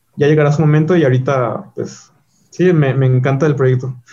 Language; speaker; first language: Spanish; native; Spanish